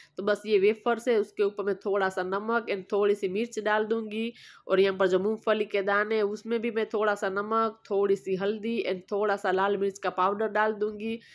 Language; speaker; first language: Hindi; non-native, local second language; Gujarati